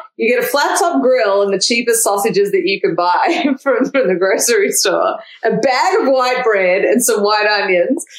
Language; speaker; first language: English; native; English